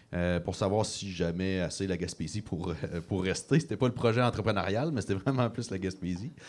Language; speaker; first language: French; native; French